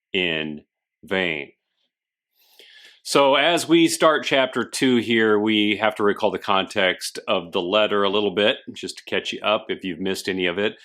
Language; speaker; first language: English; native; English